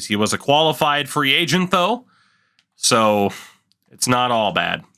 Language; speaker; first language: English; native; English